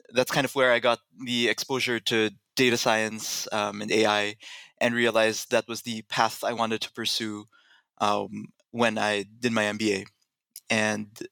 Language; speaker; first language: English; non-native, local second language; Filipino